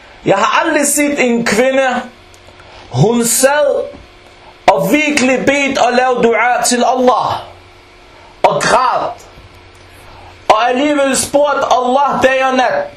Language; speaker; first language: Danish; non-native, fluent; Arabic